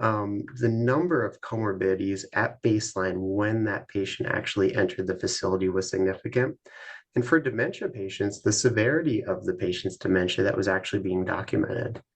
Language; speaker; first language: English; native; English